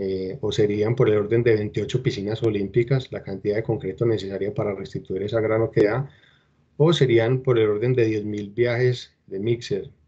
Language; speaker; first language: Spanish; native; Spanish